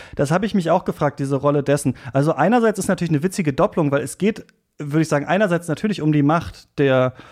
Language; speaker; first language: German; native; German